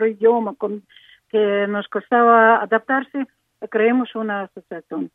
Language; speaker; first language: Spanish; non-native, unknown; Ukrainian